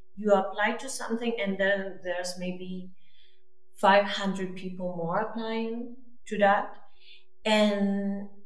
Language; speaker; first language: English; non-native, fluent; Spanish